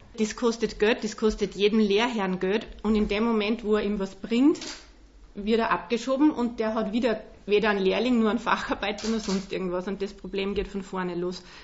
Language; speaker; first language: German; native; German